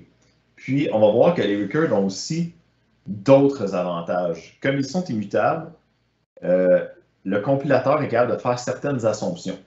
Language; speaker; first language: French; native; French